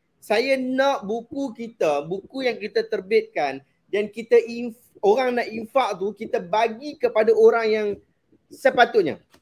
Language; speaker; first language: Malay; native; Malay